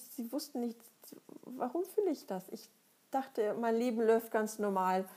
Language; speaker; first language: German; non-native, fluent; Russian